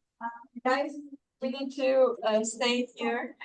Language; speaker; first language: English; non-native, fluent; Uzbek